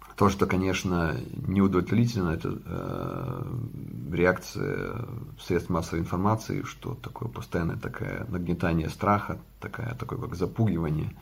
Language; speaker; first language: Russian; non-native, local second language; Latvian